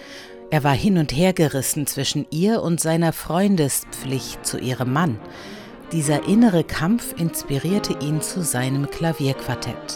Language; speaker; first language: German; native; German